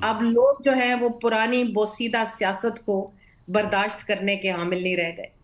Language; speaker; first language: Urdu; non-native, local second language; Punjabi